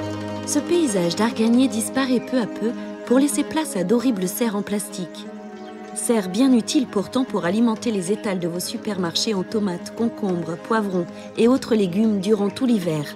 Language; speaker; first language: French; native; French